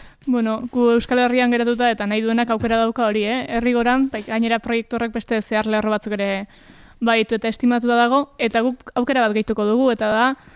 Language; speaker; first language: Basque; native; Basque